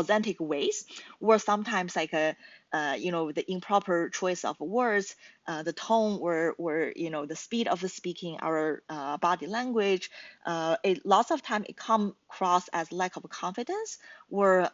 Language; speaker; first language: English; non-native, fluent; Chinese